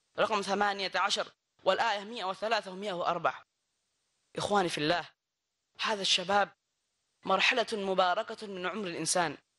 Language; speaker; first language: Arabic; non-native, fluent; Bangla